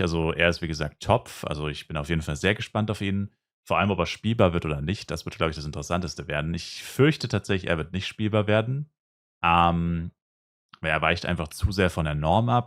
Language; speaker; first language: German; native; German